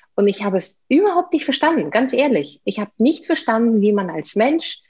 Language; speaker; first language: German; non-native, fluent; Russian